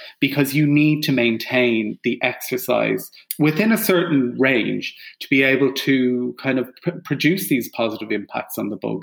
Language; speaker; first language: English; native; English